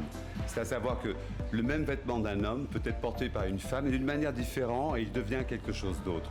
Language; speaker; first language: French; native; French